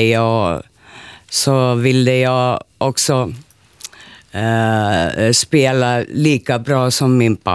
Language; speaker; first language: Swedish; non-native, local second language; Finnish